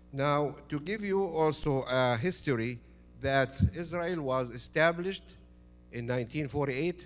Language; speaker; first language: English; non-native, fluent; Arabic